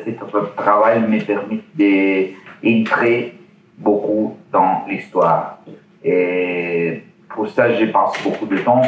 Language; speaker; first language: French; non-native, learner; Italian